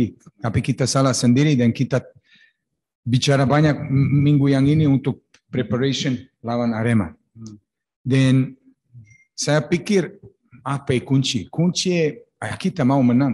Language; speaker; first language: Indonesian; non-native, fluent; Serbian